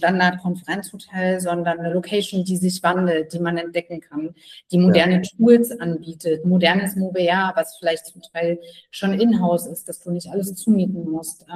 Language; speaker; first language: German; native; German